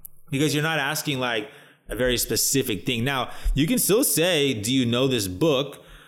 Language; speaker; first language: English; native; English